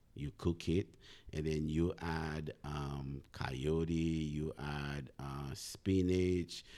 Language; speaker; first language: English; non-native, fluent; Haitian Creole